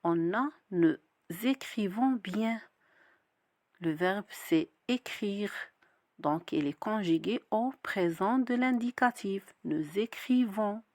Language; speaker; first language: French; non-native, local second language; Arabic